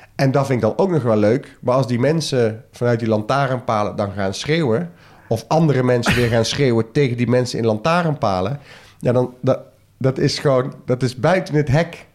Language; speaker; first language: Dutch; native; Dutch